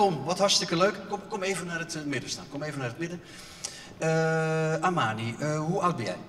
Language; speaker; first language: Dutch; native; Dutch